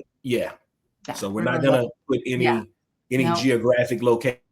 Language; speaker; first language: English; native; English